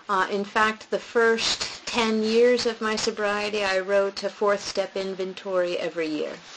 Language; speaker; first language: English; native; English